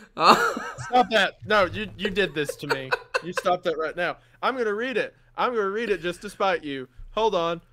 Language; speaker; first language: English; native; English